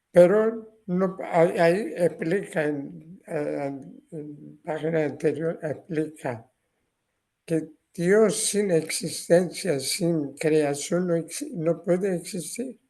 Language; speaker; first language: Spanish; non-native, learner; Persian